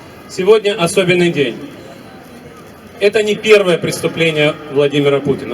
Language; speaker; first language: Russian; native; Russian